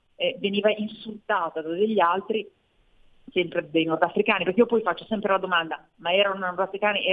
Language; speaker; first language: Italian; native; Italian